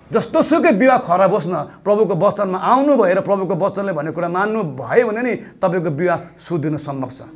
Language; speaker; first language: Nepali; non-native, local second language; Eastern Tamang